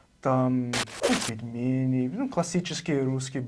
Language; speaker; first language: Russian; non-native, fluent; English